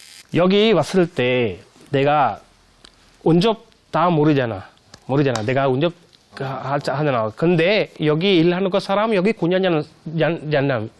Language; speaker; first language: Korean; non-native, learner; Sinhala